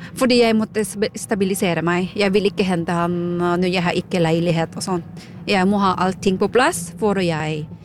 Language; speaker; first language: Norwegian; non-native, fluent; Filipino